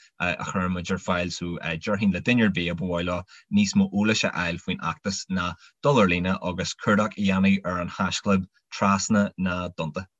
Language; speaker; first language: Irish; non-native, local second language; English